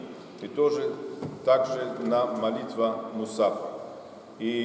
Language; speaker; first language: Russian; non-native, fluent; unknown